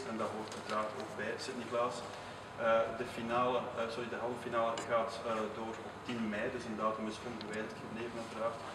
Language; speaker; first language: Dutch; native; Dutch